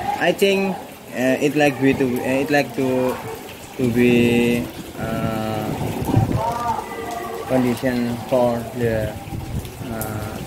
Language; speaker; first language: English; non-native, learner; Indonesian